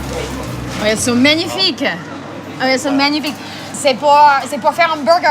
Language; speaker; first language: French; non-native, fluent; English